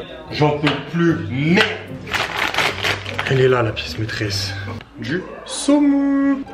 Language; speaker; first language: French; native; French